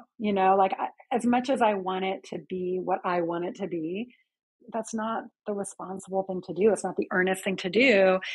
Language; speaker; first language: English; early bilingual, other home language; Greek